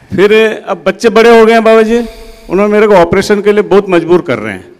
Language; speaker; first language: Hindi; non-native, local second language; Odia